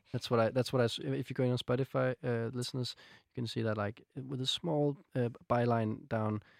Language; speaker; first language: English; non-native, fluent; Danish